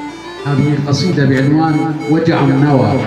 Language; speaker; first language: Arabic; native; Arabic